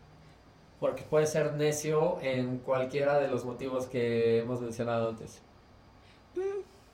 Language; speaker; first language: Spanish; native; Spanish